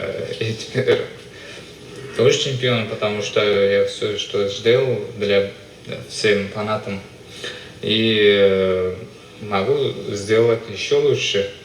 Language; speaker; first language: Russian; non-native, local second language; Uzbek